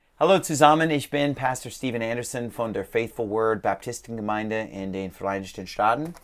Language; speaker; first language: German; non-native, learner; English